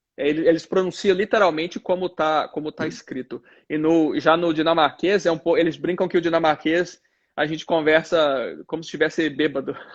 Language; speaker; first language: Portuguese; native; Portuguese